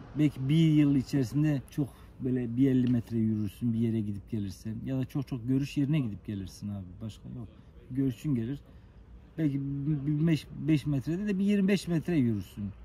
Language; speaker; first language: Turkish; non-native, local second language; Kurdish